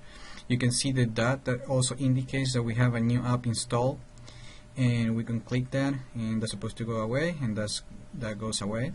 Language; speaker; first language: English; non-native, fluent; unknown